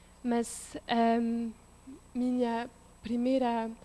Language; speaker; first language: Portuguese; non-native, learner; French